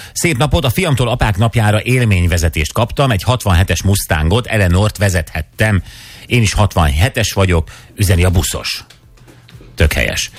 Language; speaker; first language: Hungarian; native; Hungarian